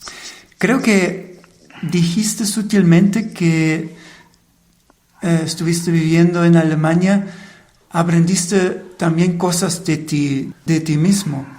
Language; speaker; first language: Spanish; non-native, fluent; German